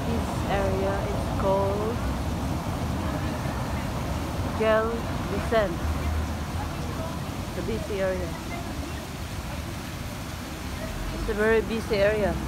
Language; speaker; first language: English; non-native, local second language; Filipino